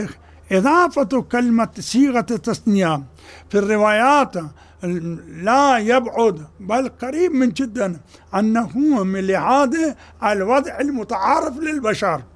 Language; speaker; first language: Arabic; non-native, fluent; Urdu